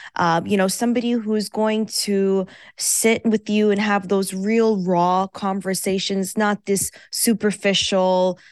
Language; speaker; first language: English; early bilingual, other home language; Persian